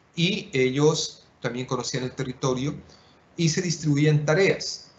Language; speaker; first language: Spanish; non-native, local second language; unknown